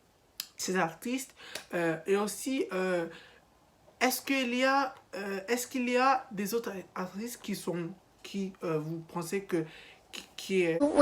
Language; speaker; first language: French; non-native, learner; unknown